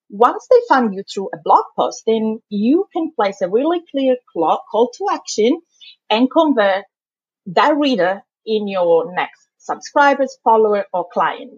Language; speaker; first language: English; non-native, fluent; Italian